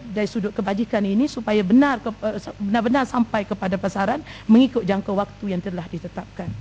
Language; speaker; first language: Malay; native; Malay